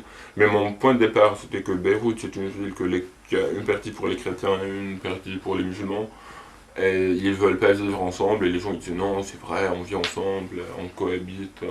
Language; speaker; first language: French; non-native, local second language; Arabic